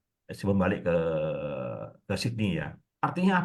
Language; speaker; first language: Indonesian; native; Indonesian